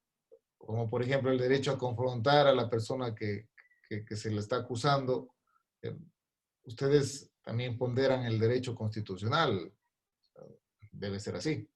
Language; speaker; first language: Spanish; native; Spanish